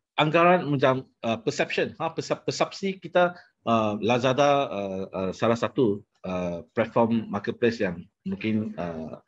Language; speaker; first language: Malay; non-native, local second language; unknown